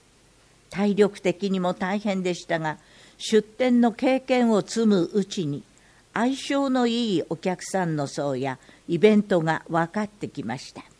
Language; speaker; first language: Japanese; native; Japanese